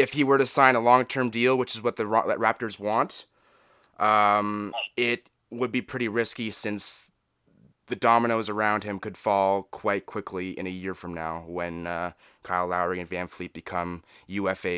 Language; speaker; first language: English; native; English